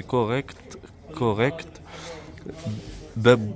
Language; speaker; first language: French; non-native, learner; Arabic